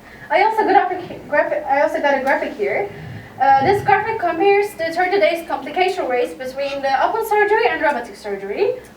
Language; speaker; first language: English; non-native, fluent; Turkish